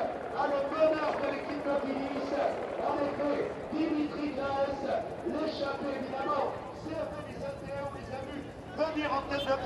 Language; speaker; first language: French; native; French